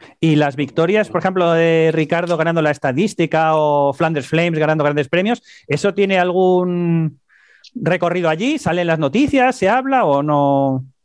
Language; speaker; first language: Spanish; native; Spanish